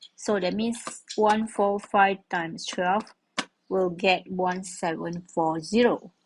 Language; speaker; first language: English; non-native, local second language; Malay